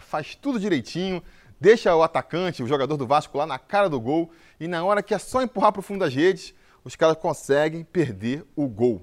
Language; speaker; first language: Portuguese; native; Portuguese